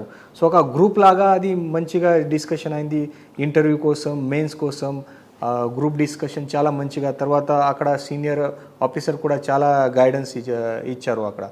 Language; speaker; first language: Telugu; non-native, local second language; Marathi